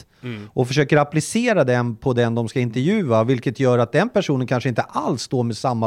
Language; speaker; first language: Swedish; native; Swedish